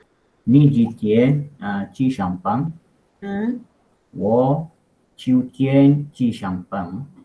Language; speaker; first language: Chinese; non-native, learner; Malay